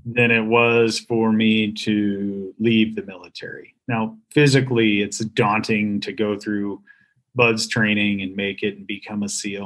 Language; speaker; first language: English; native; English